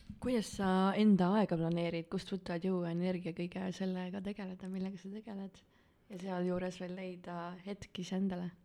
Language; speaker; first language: Estonian; native; Estonian